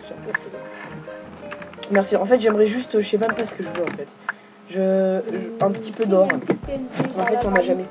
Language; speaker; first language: French; native; French